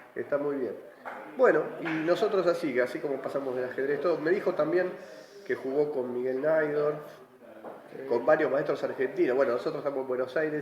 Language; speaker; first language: Spanish; native; Spanish